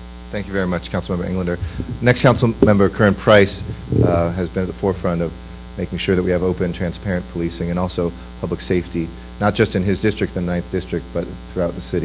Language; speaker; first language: English; native; English